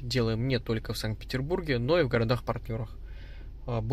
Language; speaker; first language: Russian; native; Russian